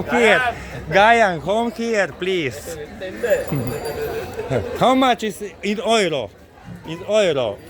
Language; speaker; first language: English; non-native, learner; Slovenian